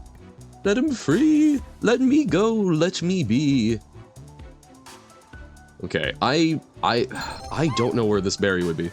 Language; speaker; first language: English; native; English